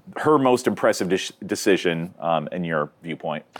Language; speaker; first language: English; native; English